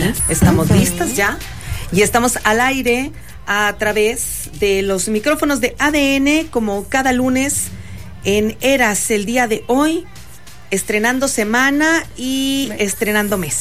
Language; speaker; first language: Spanish; native; Spanish